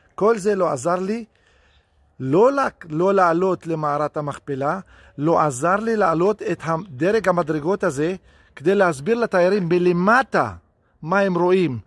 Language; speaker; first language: Hebrew; non-native, local second language; Arabic